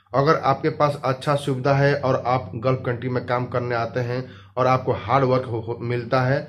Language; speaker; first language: Hindi; native; Hindi